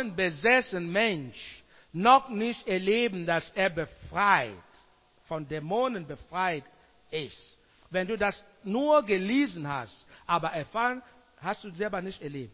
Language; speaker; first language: German; non-native, learner; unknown